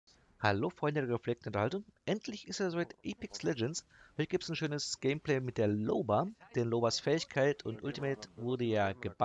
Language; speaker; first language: German; native; German